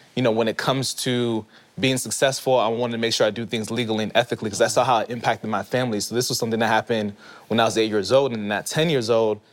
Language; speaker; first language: English; early bilingual, other home language; Haitian Creole